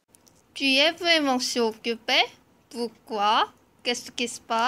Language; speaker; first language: French; non-native, learner; Korean